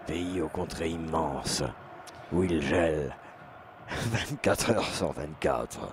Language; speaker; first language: French; native; French